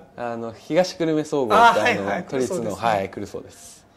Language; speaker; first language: Japanese; native; Japanese